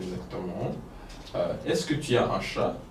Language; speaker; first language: French; non-native, fluent; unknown